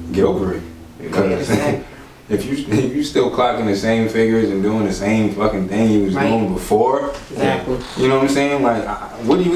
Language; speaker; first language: English; native; English